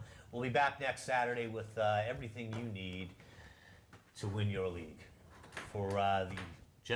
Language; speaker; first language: English; native; English